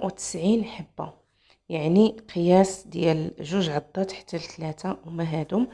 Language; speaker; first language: Arabic; native; Arabic